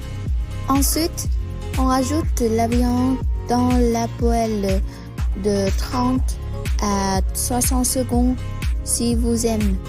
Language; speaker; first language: French; non-native, learner; Vietnamese